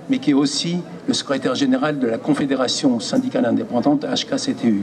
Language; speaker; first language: French; native; French